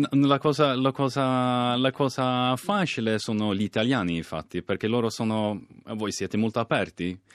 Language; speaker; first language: Italian; non-native, fluent; Swedish